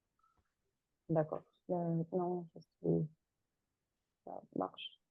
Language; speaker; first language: French; non-native, fluent; German